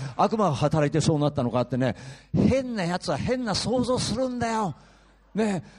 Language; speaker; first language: Japanese; early bilingual, heritage; Japanese